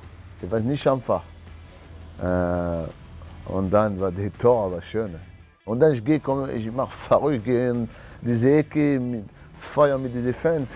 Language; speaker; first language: German; non-native, learner; French